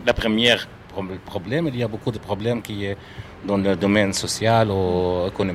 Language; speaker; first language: French; non-native, learner; Arabic